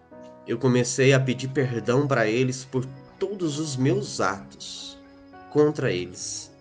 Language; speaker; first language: Portuguese; native; Portuguese